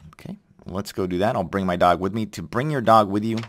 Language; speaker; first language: English; native; English